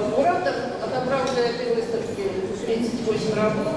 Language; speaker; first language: Russian; native; Russian